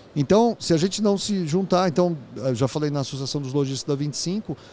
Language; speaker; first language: Portuguese; native; Portuguese